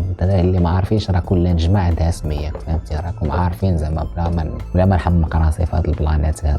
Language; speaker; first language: Arabic; native; Arabic